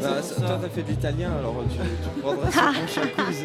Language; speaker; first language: French; native; French